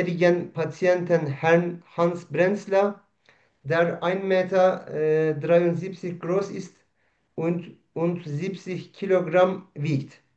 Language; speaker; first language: German; non-native, learner; Turkish